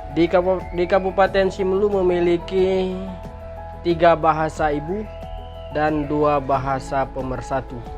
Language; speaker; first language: Malay; non-native, local second language; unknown